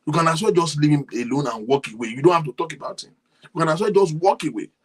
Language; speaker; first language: English; non-native, local second language; Yoruba